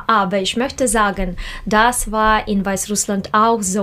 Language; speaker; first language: German; non-native, learner; Russian